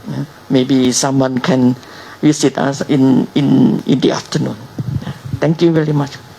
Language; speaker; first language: English; non-native, learner; Thai